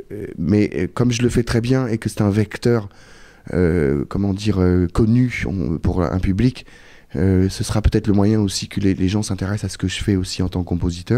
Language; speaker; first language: French; native; French